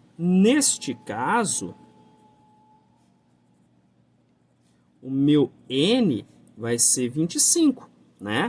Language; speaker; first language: Portuguese; native; Portuguese